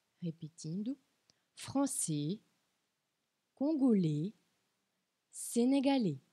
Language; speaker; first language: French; non-native, fluent; Portuguese